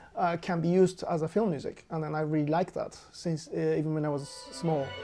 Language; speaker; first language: English; non-native, fluent; Japanese